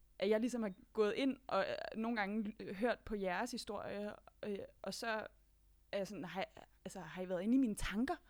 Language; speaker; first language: Danish; native; Danish